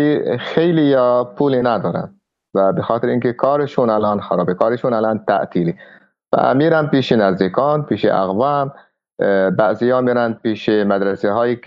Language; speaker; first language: Persian; non-native, fluent; Arabic